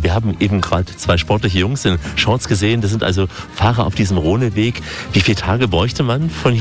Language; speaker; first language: German; native; German